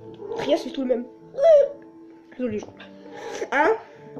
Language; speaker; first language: French; native; French